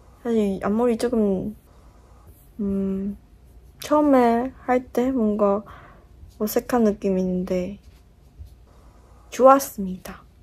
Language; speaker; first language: Korean; non-native, fluent; Chinese